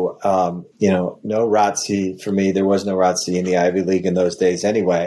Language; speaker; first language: English; native; English